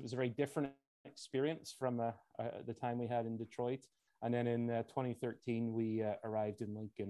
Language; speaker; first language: English; native; English